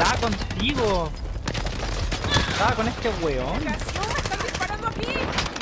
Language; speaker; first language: Spanish; native; Spanish